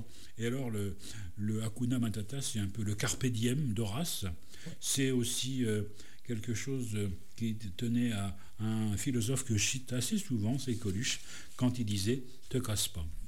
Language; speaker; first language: French; native; French